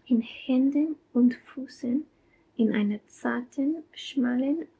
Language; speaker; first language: German; non-native, learner; English